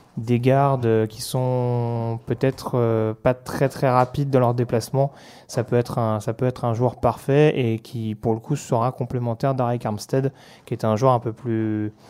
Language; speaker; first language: French; native; French